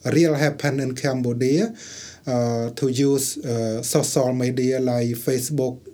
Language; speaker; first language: English; non-native, learner; Khmer